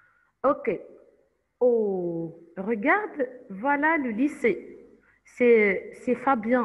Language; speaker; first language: French; non-native, fluent; Arabic